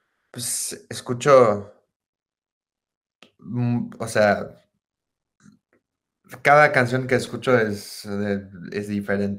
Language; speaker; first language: Spanish; early bilingual, heritage; Spanish